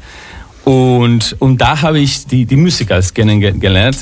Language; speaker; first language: German; non-native, fluent; Spanish